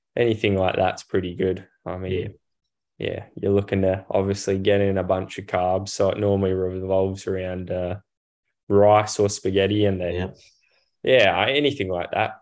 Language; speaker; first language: English; native; English